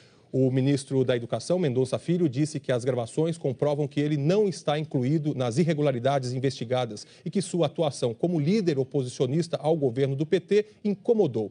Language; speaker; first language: Portuguese; native; Portuguese